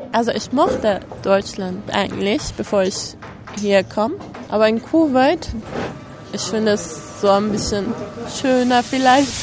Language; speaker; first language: German; non-native, learner; Persian